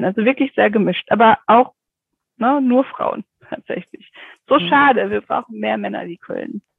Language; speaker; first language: German; native; German